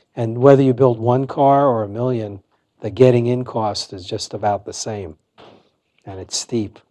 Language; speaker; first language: English; native; English